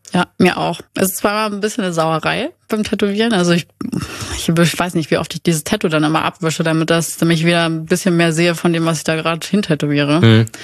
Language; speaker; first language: German; native; German